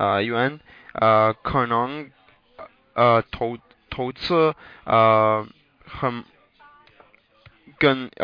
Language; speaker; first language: Chinese; non-native, learner; English